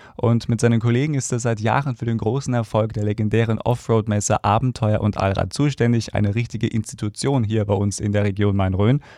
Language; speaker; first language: German; native; German